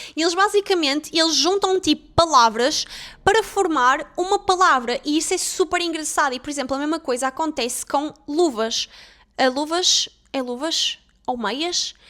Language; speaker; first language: Portuguese; native; Portuguese